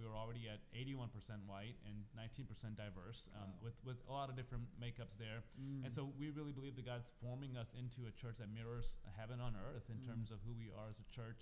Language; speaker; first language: English; non-native, local second language; Malayalam